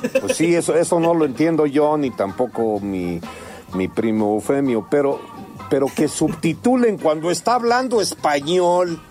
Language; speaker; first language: Spanish; early bilingual, heritage; Spanish